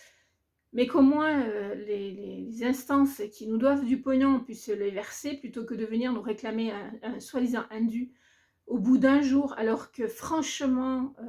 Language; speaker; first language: French; native; French